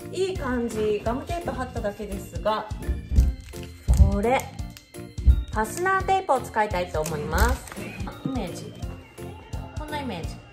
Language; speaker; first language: Japanese; native; Japanese